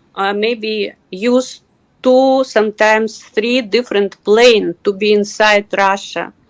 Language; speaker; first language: English; non-native, learner; Russian